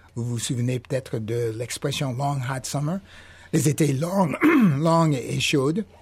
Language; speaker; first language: French; non-native, fluent; English